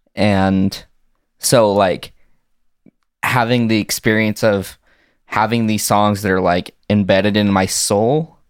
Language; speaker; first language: English; native; English